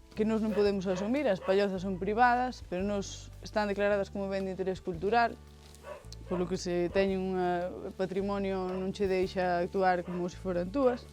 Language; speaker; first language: Galician; native; Galician